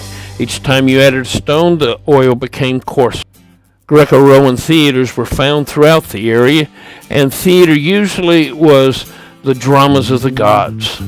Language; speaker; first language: English; native; English